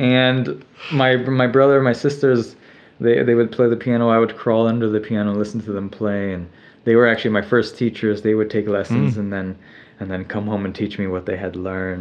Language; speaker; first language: English; native; English